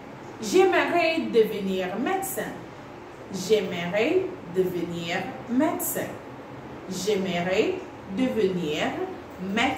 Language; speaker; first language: French; non-native, fluent; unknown